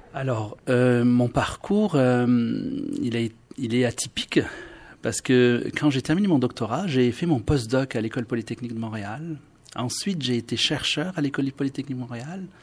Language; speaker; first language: French; non-native, local second language; Arabic